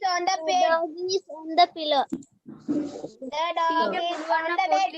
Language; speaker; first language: English; non-native, learner; Sinhala